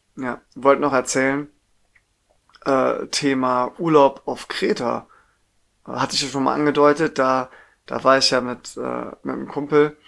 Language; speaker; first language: German; native; German